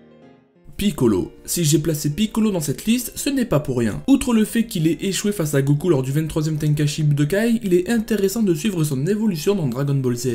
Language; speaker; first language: French; native; French